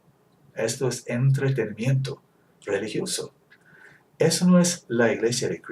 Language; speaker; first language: Spanish; non-native, fluent; English